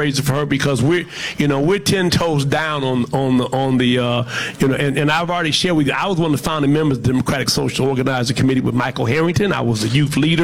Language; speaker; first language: English; native; English